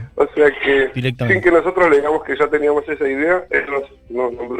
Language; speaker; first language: Spanish; native; Spanish